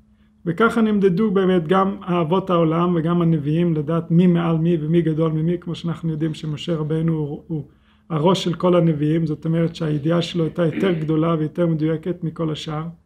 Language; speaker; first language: Hebrew; non-native, fluent; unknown